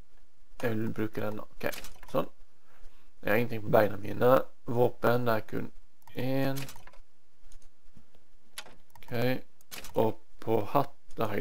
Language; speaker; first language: Swedish; non-native, learner; Norwegian